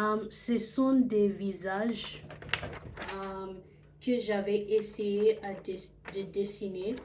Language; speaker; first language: French; non-native, learner; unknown